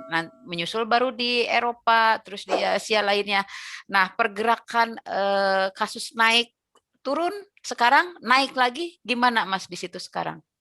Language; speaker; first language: Indonesian; native; Indonesian